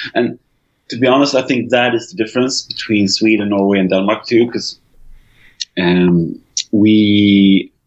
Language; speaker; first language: English; non-native, fluent; Swedish